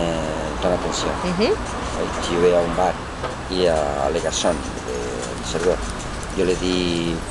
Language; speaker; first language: French; non-native, learner; Spanish